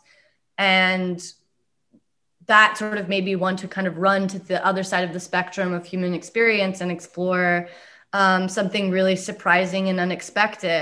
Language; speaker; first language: English; native; English